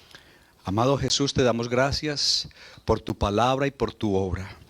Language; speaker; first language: Spanish; native; Spanish